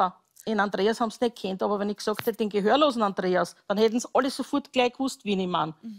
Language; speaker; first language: German; native; German